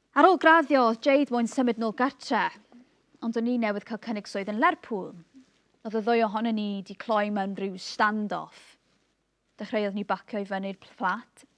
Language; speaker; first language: Welsh; native; Welsh